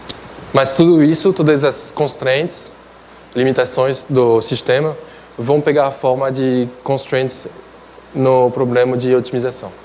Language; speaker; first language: Portuguese; non-native, fluent; French